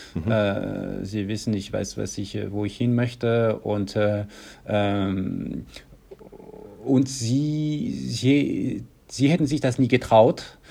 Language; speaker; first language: German; non-native, fluent; French